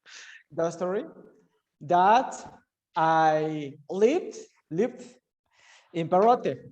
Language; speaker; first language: English; non-native, learner; Spanish